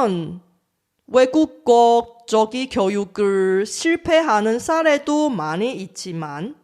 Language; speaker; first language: Korean; non-native, fluent; Chinese